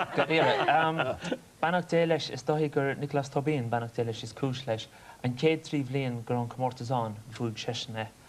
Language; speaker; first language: Irish; native; Irish